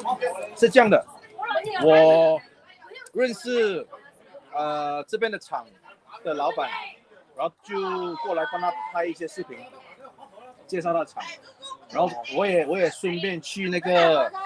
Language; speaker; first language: Chinese; early bilingual, heritage; Chinese